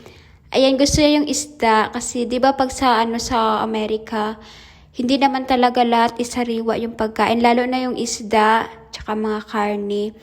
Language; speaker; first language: Filipino; non-native, local second language; Hiligaynon